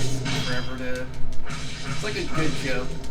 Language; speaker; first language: English; native; English